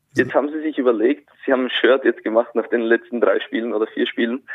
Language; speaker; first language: German; native; German